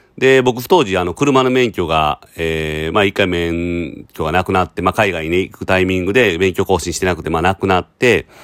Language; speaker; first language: Japanese; native; Japanese